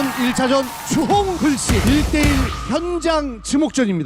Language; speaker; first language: Korean; native; Korean